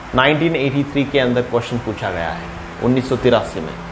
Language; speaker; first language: Hindi; non-native, local second language; Marathi